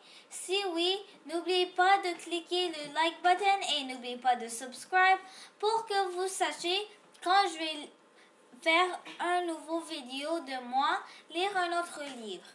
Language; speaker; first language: French; non-native, local second language; English